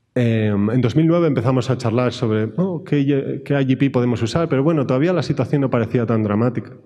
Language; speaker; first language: Spanish; native; Spanish